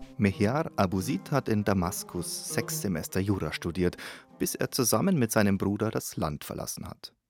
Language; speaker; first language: German; native; German